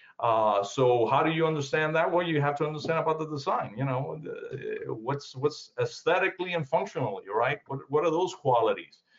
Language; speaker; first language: English; early bilingual, other home language; Spanish